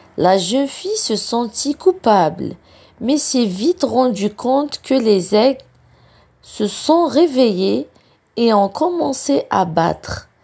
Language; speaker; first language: French; non-native, local second language; Arabic